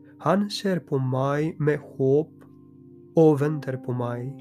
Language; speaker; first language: Norwegian; non-native, fluent; Polish